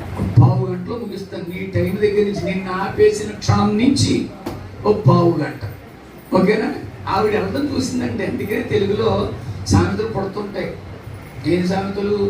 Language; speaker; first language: Telugu; non-native, local second language; Tamil